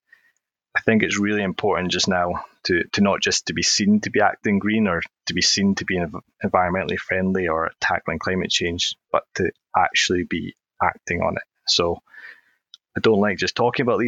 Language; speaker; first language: English; native; English